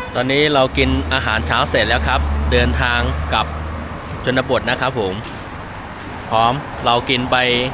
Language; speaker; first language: Thai; non-native, fluent; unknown